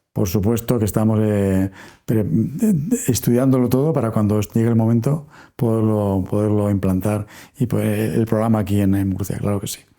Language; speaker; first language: Spanish; native; Spanish